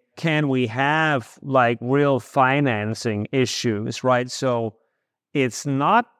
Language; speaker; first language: English; non-native, fluent; Danish